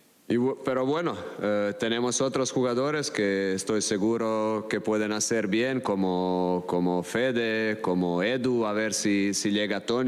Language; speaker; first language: Spanish; non-native, fluent; Croatian